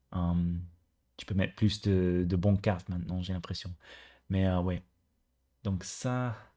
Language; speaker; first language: French; native; French